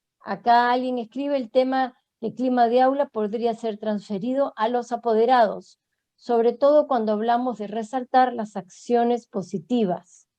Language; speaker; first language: Spanish; native; Spanish